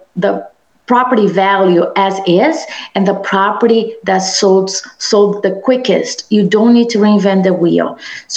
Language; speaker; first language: English; non-native, fluent; Portuguese